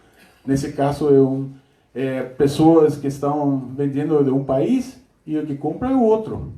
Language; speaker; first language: Portuguese; non-native, fluent; Spanish